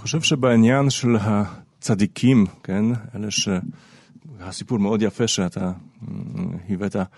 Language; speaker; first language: Hebrew; non-native, fluent; Polish